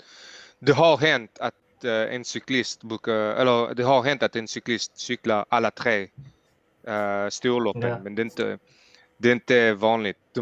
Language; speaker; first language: Swedish; early bilingual, heritage; Swedish